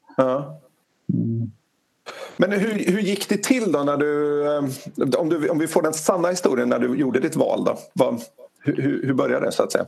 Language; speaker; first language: Swedish; native; Swedish